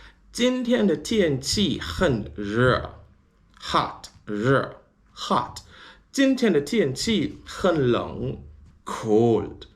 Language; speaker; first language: Chinese; non-native, learner; English